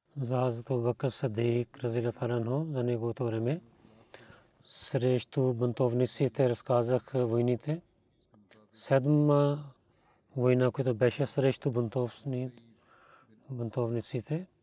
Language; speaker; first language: Bulgarian; non-native, learner; Urdu